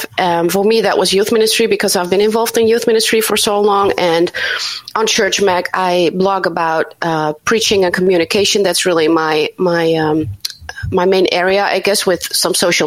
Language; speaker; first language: English; non-native, fluent; Dutch